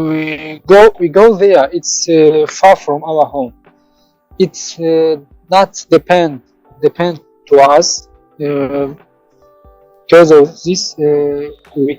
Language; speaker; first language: English; non-native, learner; Tajik